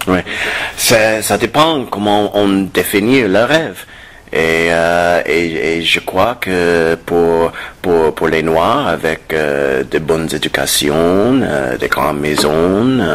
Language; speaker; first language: French; non-native, fluent; English